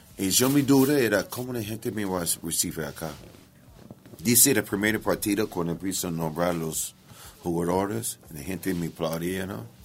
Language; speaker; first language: Spanish; non-native, learner; English